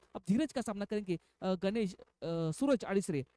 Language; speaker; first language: Hindi; non-native, local second language; Marathi